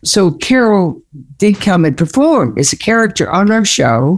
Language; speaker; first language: English; native; English